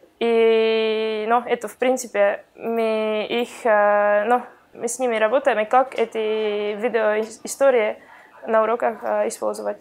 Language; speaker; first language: Russian; non-native, learner; Estonian